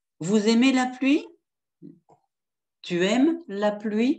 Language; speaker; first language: French; non-native, fluent; Spanish